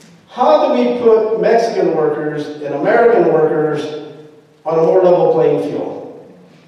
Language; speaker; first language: English; early bilingual, other home language; Spanish